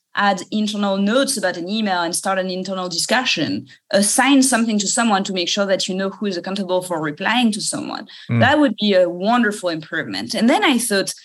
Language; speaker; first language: English; non-native, fluent; French